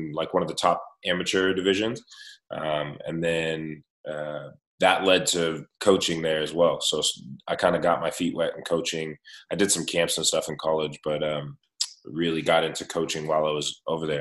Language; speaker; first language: English; native; English